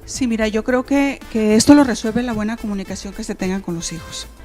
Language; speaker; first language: Spanish; native; Spanish